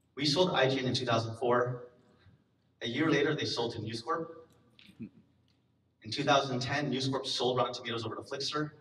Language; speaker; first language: English; native; English